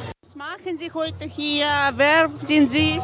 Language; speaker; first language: German; non-native, learner; Ukrainian